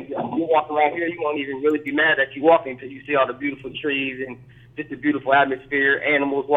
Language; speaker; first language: English; native; English